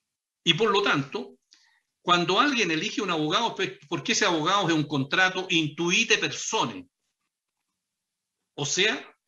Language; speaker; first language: Spanish; native; Spanish